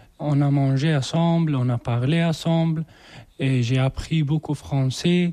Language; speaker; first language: French; non-native, learner; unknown